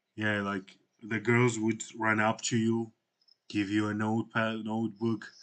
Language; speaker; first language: English; non-native, fluent; Georgian